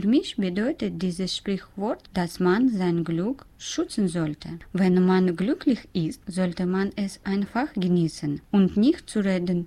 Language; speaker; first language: German; non-native, learner; Russian